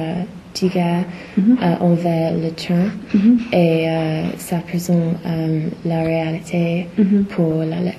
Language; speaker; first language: French; non-native, learner; English